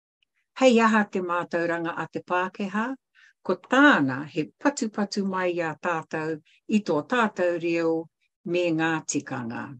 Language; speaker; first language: Māori; non-native, local second language; English